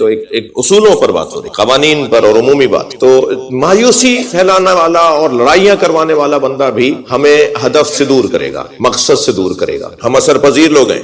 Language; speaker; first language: Urdu; native; Urdu